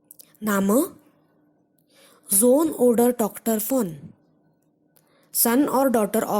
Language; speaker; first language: German; non-native, fluent; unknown